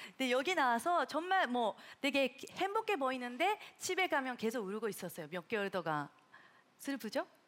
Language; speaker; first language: Korean; non-native, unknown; Japanese